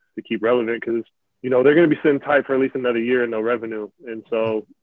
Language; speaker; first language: English; native; English